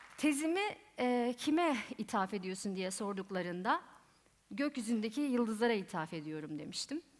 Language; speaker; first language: Turkish; native; Turkish